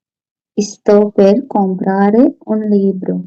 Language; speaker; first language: Italian; non-native, learner; Sinhala